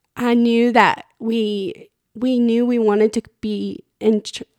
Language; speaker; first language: English; native; English